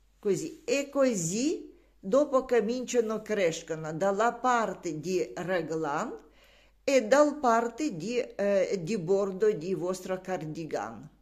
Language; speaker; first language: Italian; non-native, learner; Russian